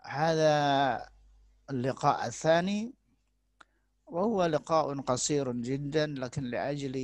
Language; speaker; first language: Arabic; non-native, fluent; Indonesian